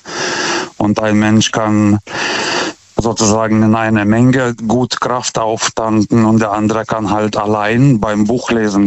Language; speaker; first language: German; non-native, fluent; Lithuanian